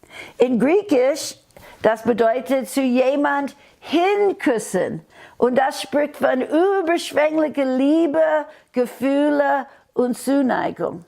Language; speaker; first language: German; non-native, fluent; English